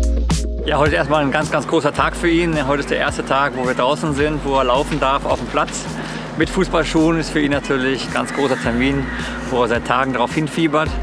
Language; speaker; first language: German; native; German